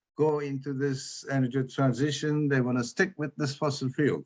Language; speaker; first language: English; non-native, fluent; Turkish